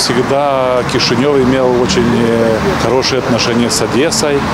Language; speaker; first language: Russian; non-native, local second language; Romanian